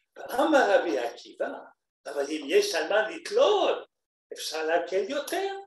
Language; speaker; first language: Hebrew; non-native, fluent; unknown